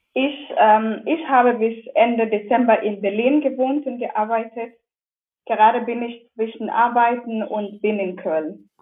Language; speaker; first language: German; non-native, fluent; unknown